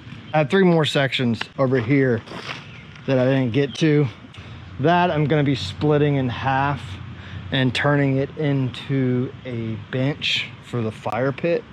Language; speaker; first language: English; native; English